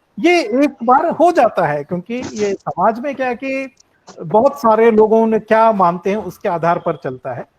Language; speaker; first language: Hindi; native; Hindi